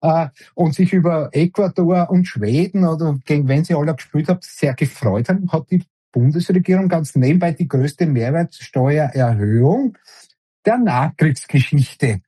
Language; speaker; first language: German; native; German